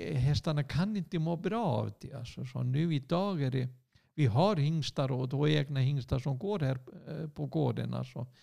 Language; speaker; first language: Swedish; non-native, fluent; Icelandic